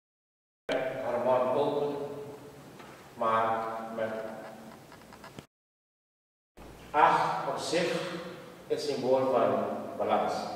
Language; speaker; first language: Dutch; non-native, local second language; Papiamento